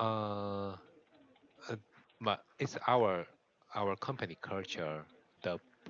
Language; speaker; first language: English; non-native, learner; Korean